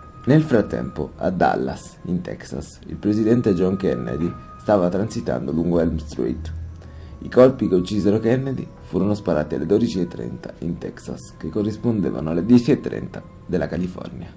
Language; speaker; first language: Italian; native; Italian